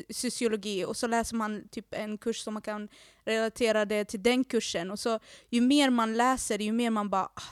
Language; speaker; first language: Swedish; native; Swedish